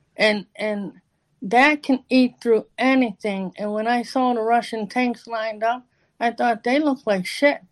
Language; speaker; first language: English; native; English